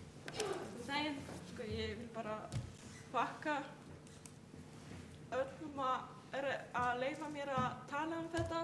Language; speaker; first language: Icelandic; non-native, fluent; Polish